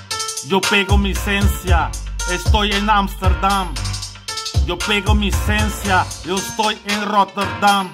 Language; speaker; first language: Spanish; non-native, learner; Papiamento